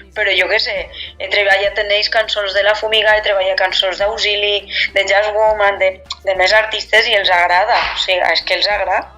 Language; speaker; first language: Catalan; native; Catalan